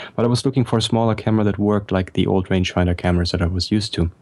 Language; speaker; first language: English; non-native, fluent; German